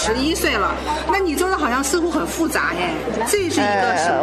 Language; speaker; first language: Chinese; native; Chinese